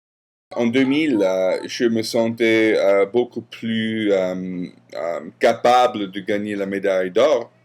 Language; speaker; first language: French; non-native, fluent; German